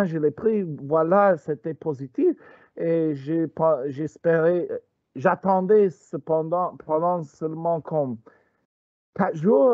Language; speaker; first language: French; non-native, learner; Spanish